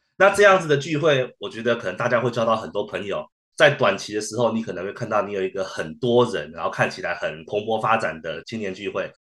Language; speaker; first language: Chinese; early bilingual, heritage; Chinese